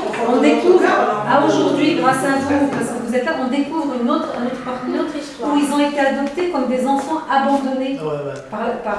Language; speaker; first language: French; native; French